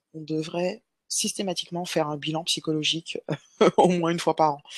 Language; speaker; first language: French; native; French